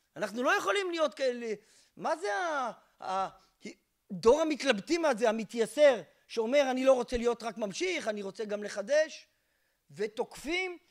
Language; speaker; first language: Hebrew; native; Hebrew